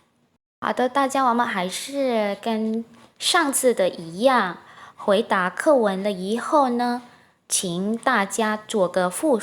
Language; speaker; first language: Chinese; non-native, fluent; Indonesian